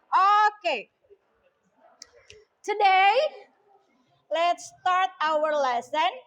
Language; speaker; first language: English; non-native, learner; Indonesian